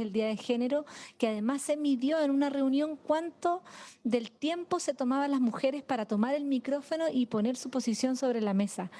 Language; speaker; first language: Spanish; native; Spanish